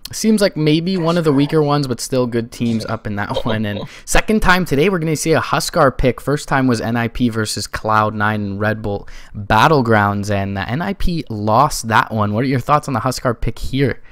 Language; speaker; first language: English; native; English